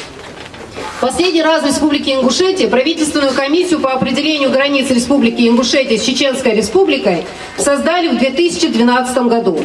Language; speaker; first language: Russian; non-native, local second language; Ingush